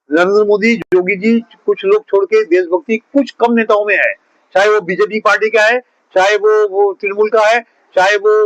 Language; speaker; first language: Hindi; non-native, local second language; Bangla